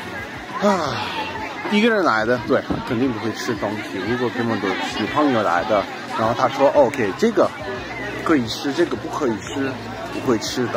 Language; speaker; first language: Chinese; non-native, learner; English